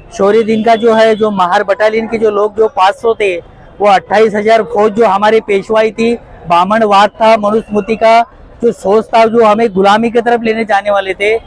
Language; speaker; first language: Hindi; non-native, local second language; Marathi